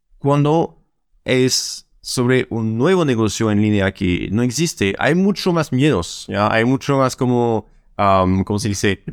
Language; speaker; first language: Spanish; non-native, fluent; French